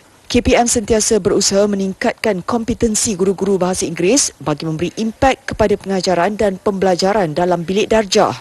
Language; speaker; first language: Malay; native; Malay